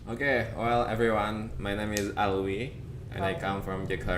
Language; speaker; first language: English; non-native, fluent; Indonesian